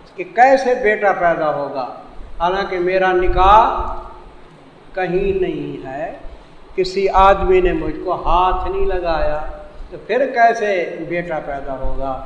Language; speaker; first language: Urdu; non-native, local second language; Saraiki